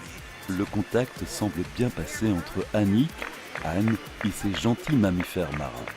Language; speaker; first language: French; native; French